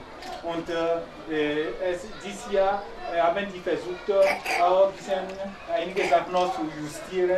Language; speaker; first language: German; non-native, fluent; Ewe